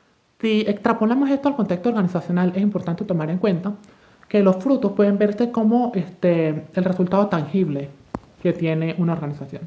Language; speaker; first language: Spanish; native; Spanish